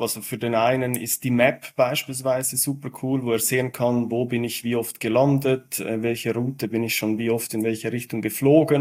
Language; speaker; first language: German; native; German